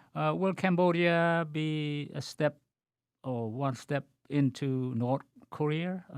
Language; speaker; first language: English; non-native, fluent; Khmer